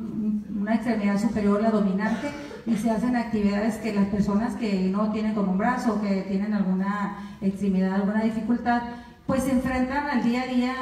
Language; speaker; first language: Spanish; native; Spanish